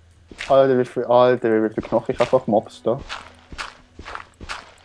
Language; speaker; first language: German; native; German